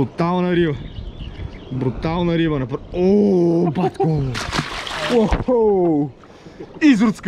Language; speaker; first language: Bulgarian; native; Bulgarian